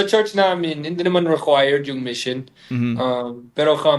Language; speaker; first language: Filipino; non-native, fluent; English